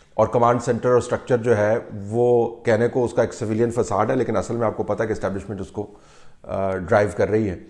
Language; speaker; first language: Urdu; native; Urdu